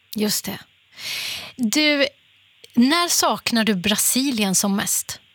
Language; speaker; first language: Swedish; native; Swedish